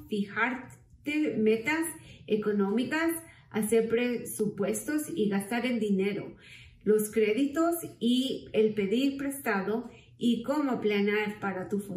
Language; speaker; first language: Spanish; early bilingual, heritage; Spanish